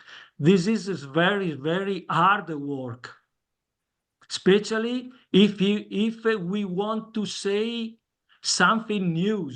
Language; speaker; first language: English; non-native, learner; Italian